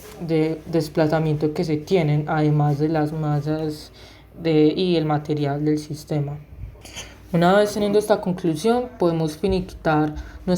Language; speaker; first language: Spanish; native; Spanish